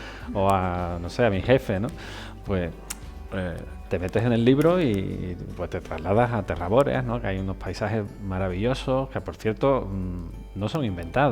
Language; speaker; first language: Spanish; native; Spanish